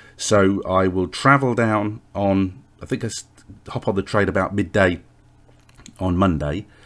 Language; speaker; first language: English; native; English